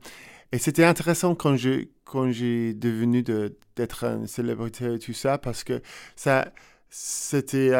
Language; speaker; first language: French; non-native, learner; English